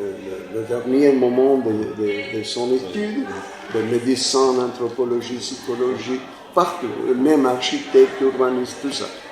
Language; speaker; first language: French; non-native, fluent; Spanish